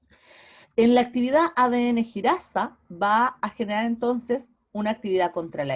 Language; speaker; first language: Spanish; native; Spanish